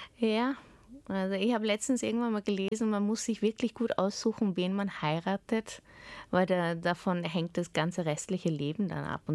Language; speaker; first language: German; early bilingual, heritage; German